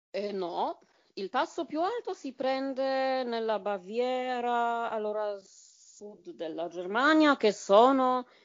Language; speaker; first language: Italian; non-native, fluent; Polish